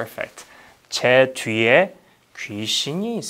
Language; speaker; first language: Korean; non-native, fluent; English